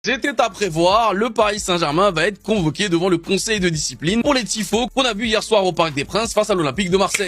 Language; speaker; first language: French; native; French